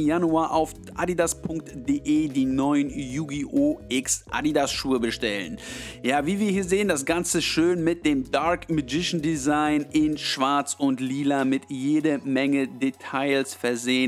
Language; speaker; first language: German; native; German